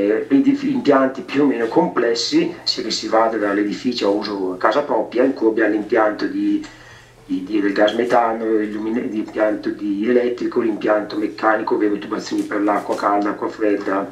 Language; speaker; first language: Italian; native; Italian